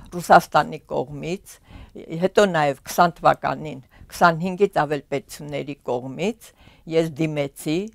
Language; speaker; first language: Armenian; native; Armenian